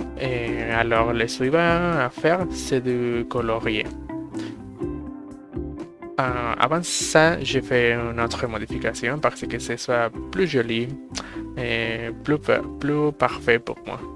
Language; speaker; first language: French; non-native, fluent; Spanish